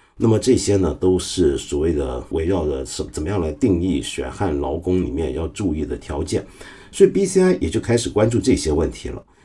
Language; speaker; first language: Chinese; non-native, local second language; Cantonese